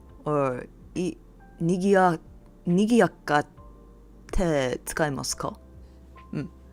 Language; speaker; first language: Japanese; non-native, learner; English